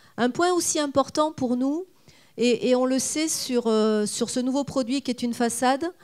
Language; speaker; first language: French; native; French